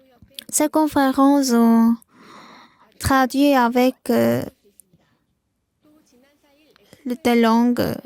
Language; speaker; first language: French; non-native, learner; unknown